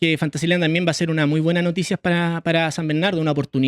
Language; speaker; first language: Spanish; native; Spanish